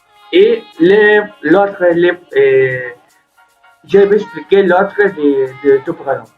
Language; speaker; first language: French; non-native, learner; Spanish